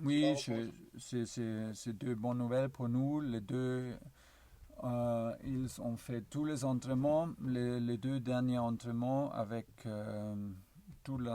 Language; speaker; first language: French; non-native, learner; German